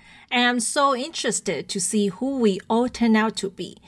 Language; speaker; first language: English; non-native, fluent; Chinese